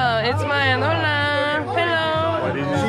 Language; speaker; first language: English; non-native, learner; Korean